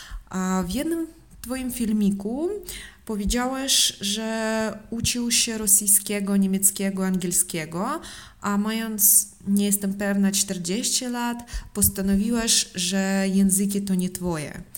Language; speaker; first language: Polish; non-native, learner; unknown